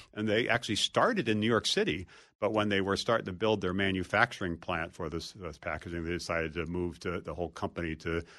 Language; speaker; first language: English; native; English